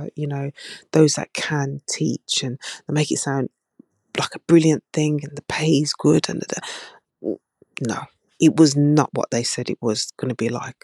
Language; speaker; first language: English; native; English